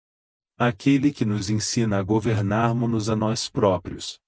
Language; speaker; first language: Portuguese; native; Portuguese